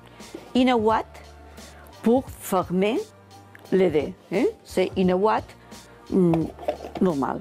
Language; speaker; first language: French; non-native, learner; Catalan